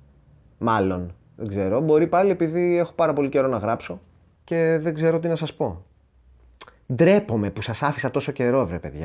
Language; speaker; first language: Greek; native; Greek